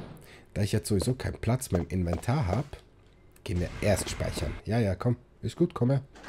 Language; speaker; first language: German; native; German